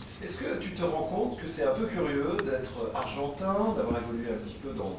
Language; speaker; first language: French; native; French